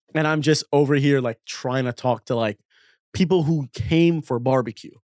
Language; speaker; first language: English; early bilingual, other home language; Arabic